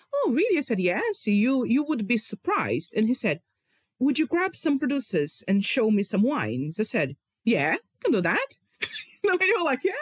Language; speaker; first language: English; non-native, fluent; Portuguese